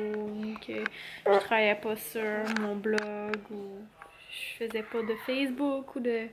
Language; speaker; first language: French; native; French